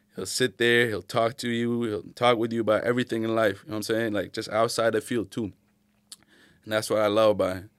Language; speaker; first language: English; early bilingual, other home language; Arabic